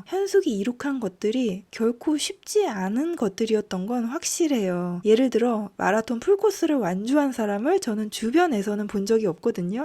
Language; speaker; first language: Korean; native; Korean